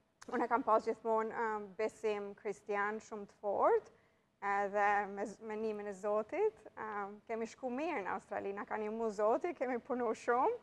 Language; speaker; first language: Albanian; early bilingual, heritage; Albanian